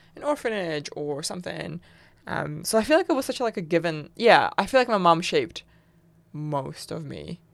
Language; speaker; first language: English; non-native, fluent; Russian